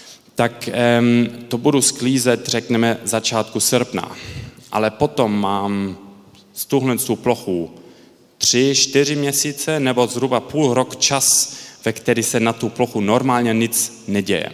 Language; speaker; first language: Czech; early bilingual, heritage; Czech